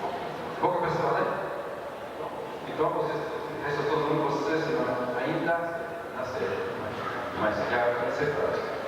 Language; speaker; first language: Portuguese; non-native, learner; Japanese